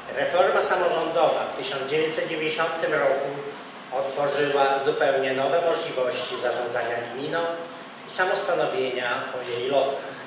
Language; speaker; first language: Polish; native; Polish